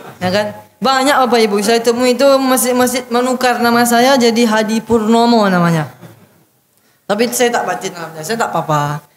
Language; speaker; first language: Malay; native; Malay